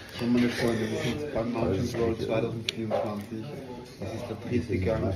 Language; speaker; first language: German; non-native, learner; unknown